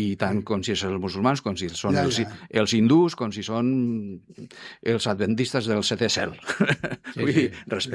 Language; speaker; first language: Catalan; non-native, fluent; Spanish